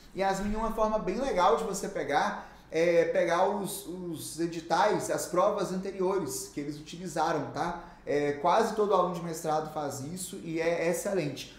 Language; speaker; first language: Portuguese; native; Portuguese